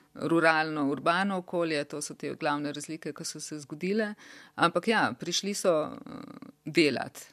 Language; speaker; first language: Slovenian; early bilingual, other home language; Bosnian